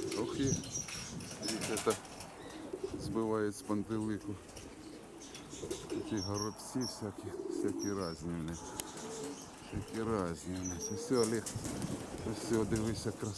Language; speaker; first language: Ukrainian; non-native, local second language; Russian